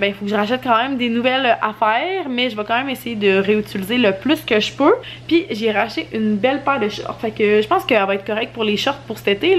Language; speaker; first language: French; native; French